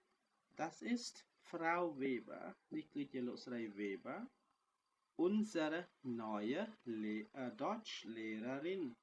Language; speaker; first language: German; non-native, fluent; Khmer